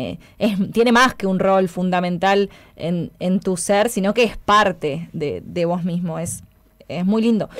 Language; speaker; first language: Spanish; native; Spanish